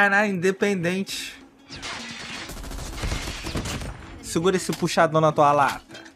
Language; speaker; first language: Portuguese; native; Portuguese